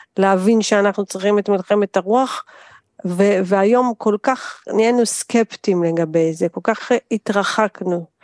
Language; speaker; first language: Hebrew; native; Hebrew